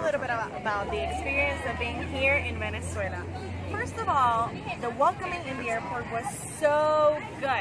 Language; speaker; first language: English; non-native, fluent; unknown